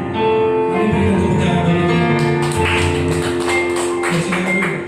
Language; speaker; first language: Indonesian; native; Indonesian